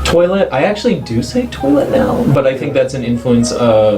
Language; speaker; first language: English; native; English